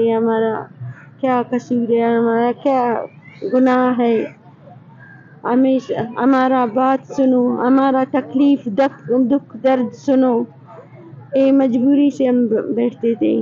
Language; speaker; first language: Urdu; non-native, local second language; Brahui